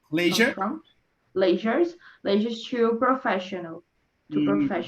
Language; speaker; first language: English; non-native, learner; Portuguese